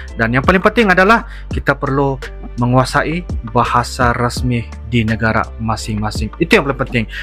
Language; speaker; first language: Malay; native; Malay